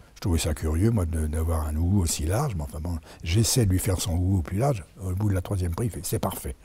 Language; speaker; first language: French; native; French